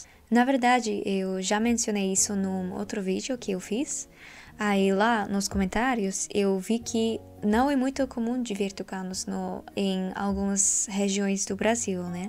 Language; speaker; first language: Portuguese; non-native, learner; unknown